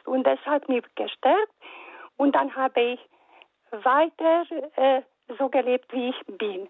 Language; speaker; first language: German; non-native, fluent; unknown